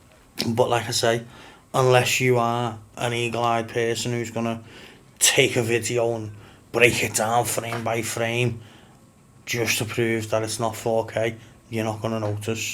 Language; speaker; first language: English; native; English